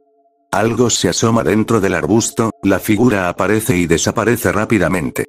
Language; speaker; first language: Spanish; native; Spanish